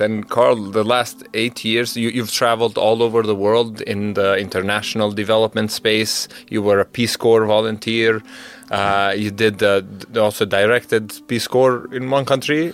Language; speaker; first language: English; non-native, fluent; Albanian